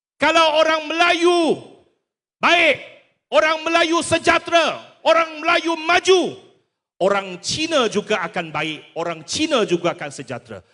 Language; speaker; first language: Malay; non-native, local second language; Chinese